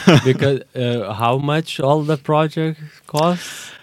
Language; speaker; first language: English; non-native, fluent; Lithuanian